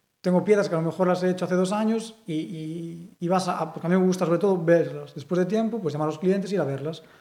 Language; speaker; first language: Spanish; non-native, local second language; Galician